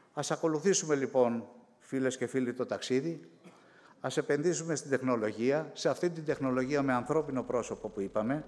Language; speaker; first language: Greek; native; Greek